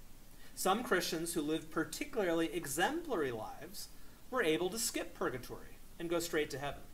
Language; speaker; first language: English; native; English